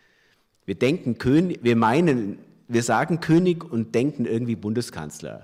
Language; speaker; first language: German; native; German